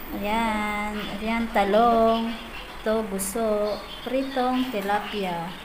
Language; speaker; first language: Filipino; non-native, local second language; Cebuano